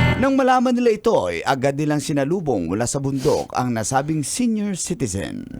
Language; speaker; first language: Filipino; non-native, local second language; Cebuano